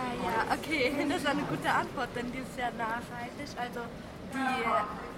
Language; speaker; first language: German; native; German